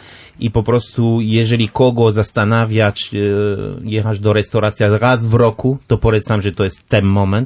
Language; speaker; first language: Polish; non-native, learner; French